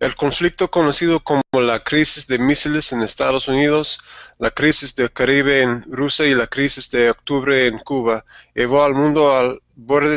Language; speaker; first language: Spanish; non-native, learner; English